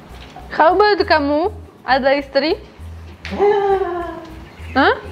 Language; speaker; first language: Indonesian; non-native, learner; Russian